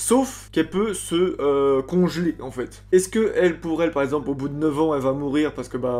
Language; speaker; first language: French; native; French